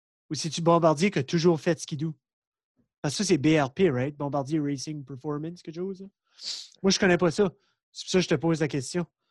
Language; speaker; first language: French; native; French